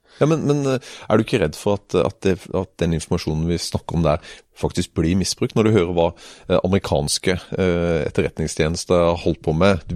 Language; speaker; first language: Norwegian; native; Norwegian